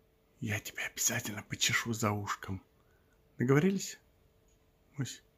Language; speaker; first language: Russian; native; Russian